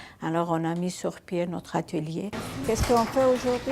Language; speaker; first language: French; non-native, local second language; Arabic